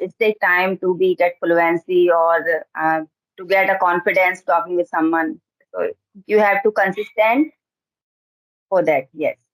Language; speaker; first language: English; non-native, learner; Hindi